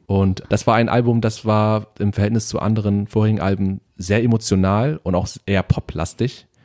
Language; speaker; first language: German; early bilingual, other home language; Vietnamese